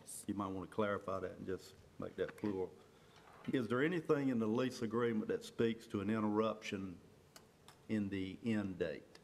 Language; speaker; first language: English; native; English